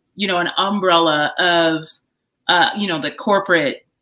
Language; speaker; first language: English; native; English